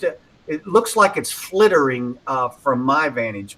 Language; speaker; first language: English; native; English